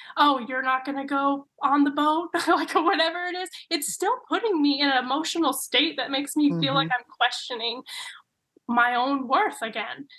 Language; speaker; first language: English; native; English